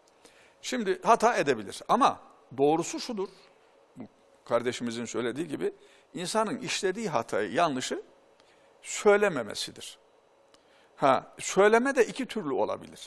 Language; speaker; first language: Turkish; native; Turkish